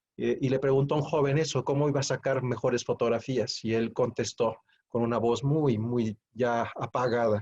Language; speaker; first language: Spanish; native; Spanish